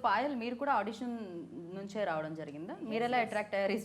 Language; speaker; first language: Telugu; native; Telugu